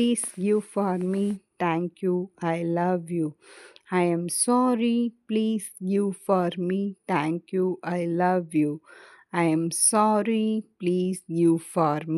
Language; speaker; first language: English; non-native, learner; Tamil